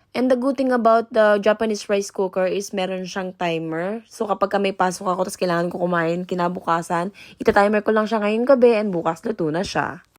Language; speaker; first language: Filipino; native; Filipino